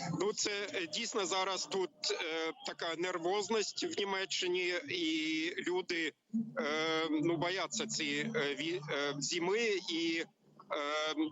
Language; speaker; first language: Ukrainian; non-native, learner; German